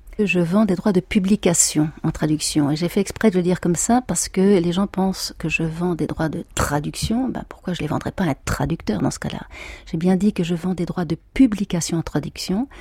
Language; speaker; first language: French; native; French